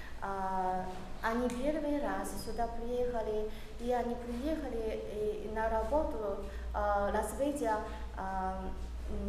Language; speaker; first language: Russian; non-native, learner; Chinese